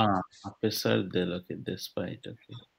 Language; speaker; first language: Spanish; non-native, learner; English